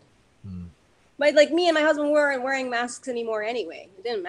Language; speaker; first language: English; non-native, local second language; Filipino